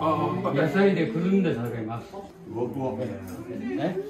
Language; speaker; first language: Japanese; native; Japanese